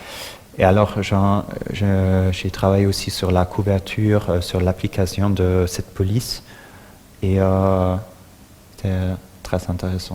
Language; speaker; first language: French; non-native, fluent; German